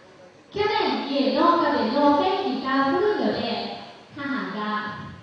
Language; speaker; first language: Japanese; non-native, learner; Lao